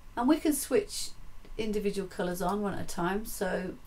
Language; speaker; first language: English; native; English